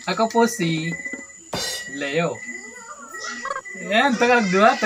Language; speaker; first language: Filipino; non-native, learner; Nepali